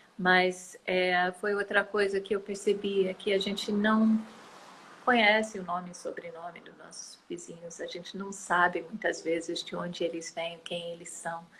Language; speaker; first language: Portuguese; non-native, fluent; English